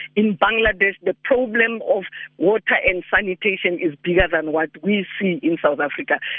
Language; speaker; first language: English; non-native, local second language; Northern Sotho